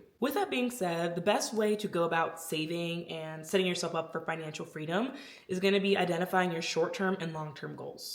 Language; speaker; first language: English; native; English